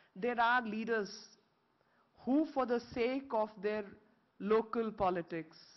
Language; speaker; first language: English; non-native, local second language; Hindi